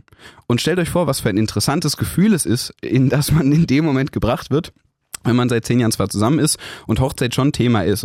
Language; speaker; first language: German; native; German